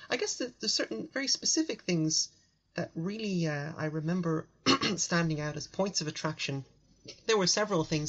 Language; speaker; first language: English; native; English